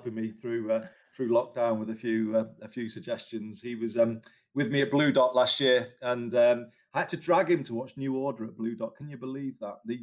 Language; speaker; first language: English; native; English